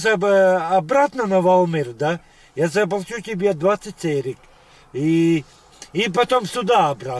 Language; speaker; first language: Russian; native; Russian